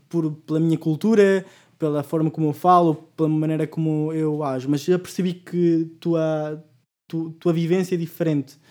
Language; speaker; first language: Portuguese; early bilingual, other home language; Spanish